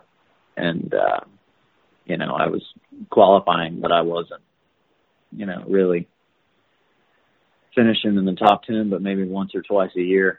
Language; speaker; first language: English; native; English